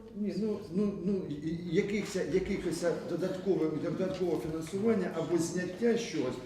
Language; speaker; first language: Ukrainian; native; Ukrainian